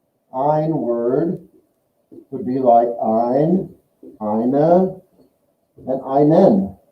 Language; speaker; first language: German; non-native, learner; English